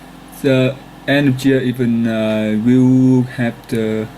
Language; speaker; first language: English; non-native, learner; Vietnamese